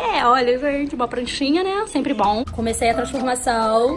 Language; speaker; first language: Portuguese; native; Portuguese